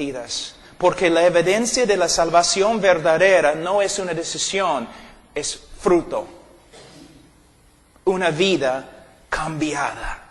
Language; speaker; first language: Spanish; non-native, fluent; English